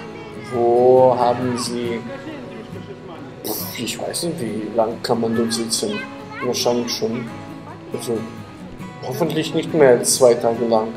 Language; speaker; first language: German; non-native, fluent; Ukrainian